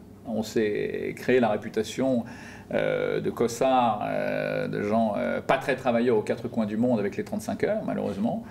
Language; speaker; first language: French; native; French